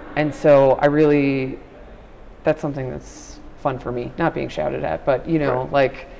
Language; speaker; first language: English; native; English